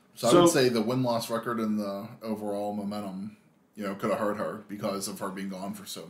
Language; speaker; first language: English; native; English